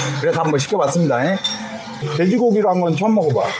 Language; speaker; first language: Korean; native; Korean